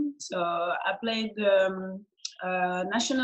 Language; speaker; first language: English; non-native, fluent; French